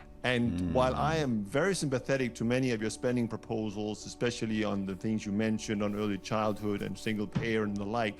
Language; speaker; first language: English; non-native, fluent; Danish